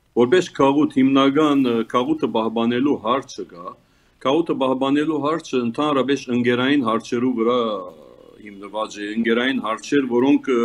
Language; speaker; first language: Armenian; early bilingual, heritage; Armenian